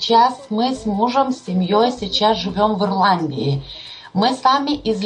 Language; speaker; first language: Russian; non-native, fluent; Lithuanian